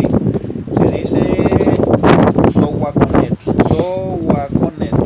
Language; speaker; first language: Spanish; non-native, local second language; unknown